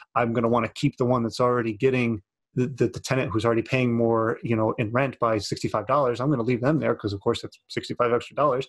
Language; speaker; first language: English; native; English